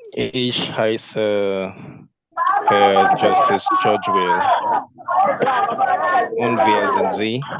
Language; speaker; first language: German; non-native, learner; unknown